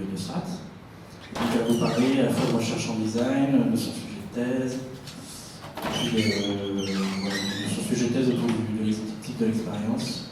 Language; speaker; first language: French; native; French